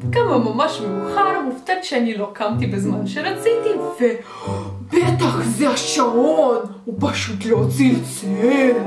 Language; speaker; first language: Hebrew; non-native, fluent; Russian